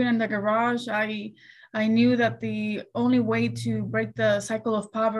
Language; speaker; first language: English; early bilingual, other home language; Spanish